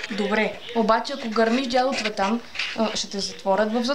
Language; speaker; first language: Bulgarian; native; Bulgarian